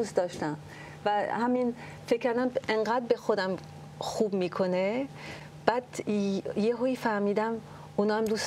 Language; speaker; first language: Persian; early bilingual, heritage; French